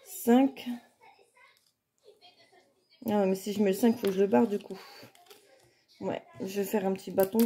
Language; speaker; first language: French; native; French